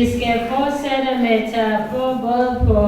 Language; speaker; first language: Danish; non-native, learner; Kinyarwanda